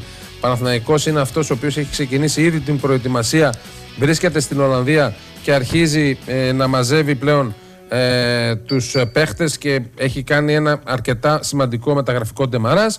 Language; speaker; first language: Greek; native; Greek